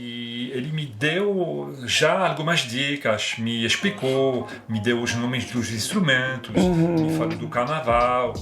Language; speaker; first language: Portuguese; non-native, fluent; French